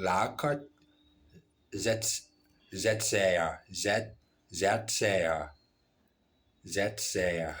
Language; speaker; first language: French; non-native, learner; Portuguese